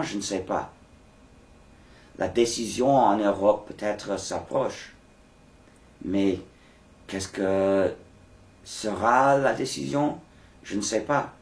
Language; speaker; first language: French; non-native, fluent; English